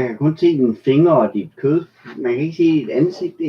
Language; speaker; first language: Danish; native; Danish